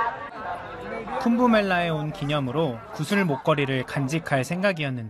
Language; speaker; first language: Korean; native; Korean